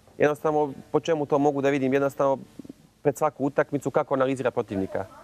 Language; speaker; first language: Serbian; native; Serbian